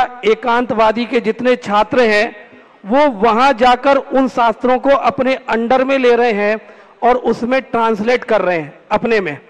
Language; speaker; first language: Hindi; native; Hindi